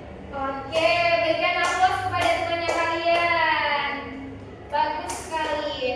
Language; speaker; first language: Indonesian; native; Indonesian